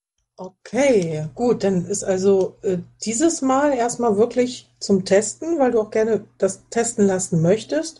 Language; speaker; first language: German; native; German